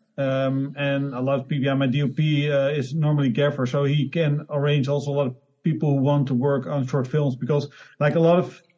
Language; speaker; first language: English; non-native, learner; Dutch